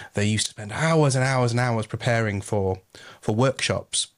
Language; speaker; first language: English; native; English